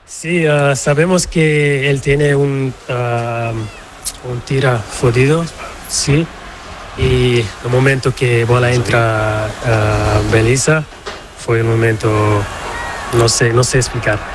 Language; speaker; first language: Spanish; non-native, learner; Portuguese